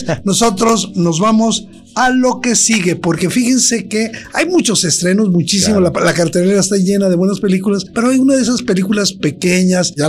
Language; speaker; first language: Spanish; native; Spanish